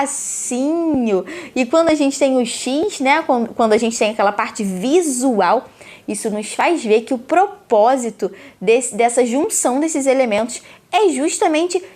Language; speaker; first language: Portuguese; native; Portuguese